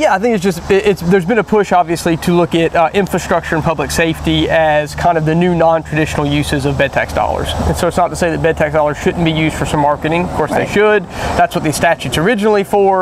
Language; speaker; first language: English; native; English